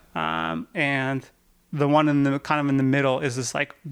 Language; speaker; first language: English; early bilingual, other home language; Russian